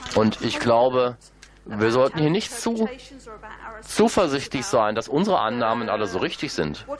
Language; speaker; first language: German; non-native, fluent; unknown